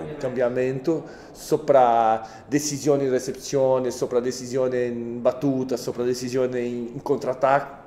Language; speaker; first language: Italian; non-native, fluent; Portuguese